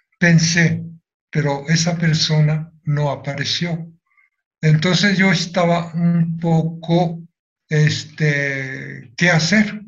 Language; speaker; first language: Spanish; non-native, fluent; Japanese